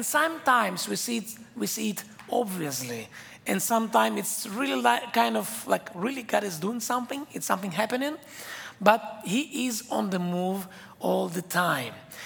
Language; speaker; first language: English; non-native, fluent; Hebrew